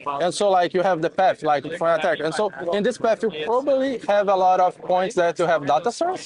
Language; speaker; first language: English; non-native, fluent; Portuguese